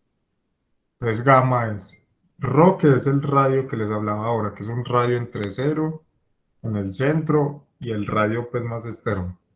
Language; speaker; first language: Spanish; native; Spanish